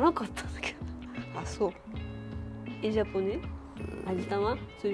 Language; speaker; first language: French; non-native, learner; Japanese